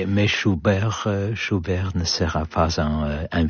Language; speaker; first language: French; non-native, fluent; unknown